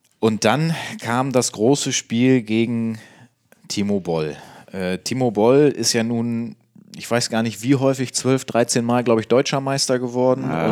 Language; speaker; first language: German; native; German